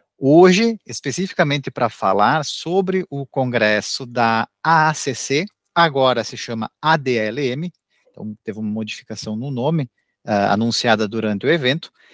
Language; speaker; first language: Portuguese; native; Portuguese